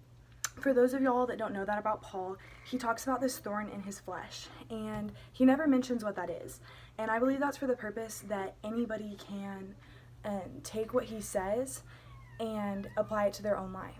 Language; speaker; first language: English; native; English